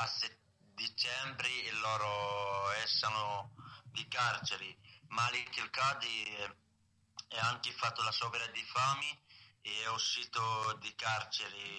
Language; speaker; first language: Italian; non-native, learner; Arabic